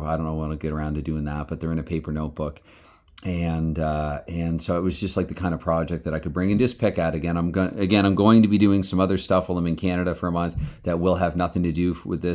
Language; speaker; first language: English; native; English